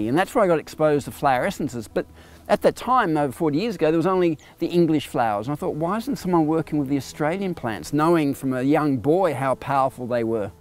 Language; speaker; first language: English; native; English